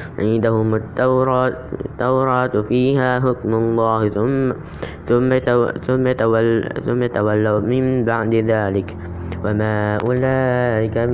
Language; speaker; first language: Arabic; non-native, learner; Indonesian